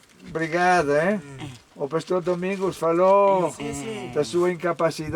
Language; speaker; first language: Portuguese; non-native, fluent; Spanish